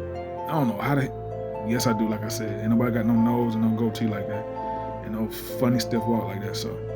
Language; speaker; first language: English; native; English